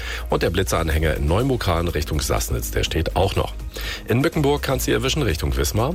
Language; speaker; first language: German; native; German